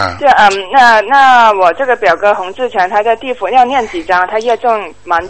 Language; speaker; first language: Chinese; native; Chinese